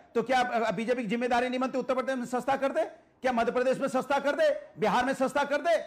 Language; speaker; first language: Hindi; native; Hindi